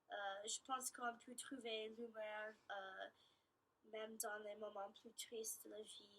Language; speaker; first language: French; non-native, learner; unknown